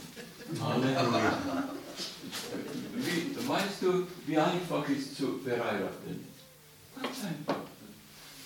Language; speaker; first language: German; non-native, learner; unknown